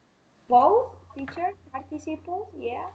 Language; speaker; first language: English; non-native, learner; Spanish